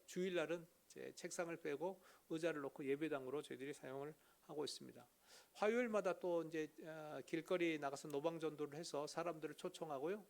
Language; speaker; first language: Korean; native; Korean